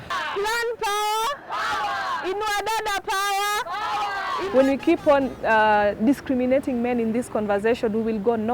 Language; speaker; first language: English; non-native, local second language; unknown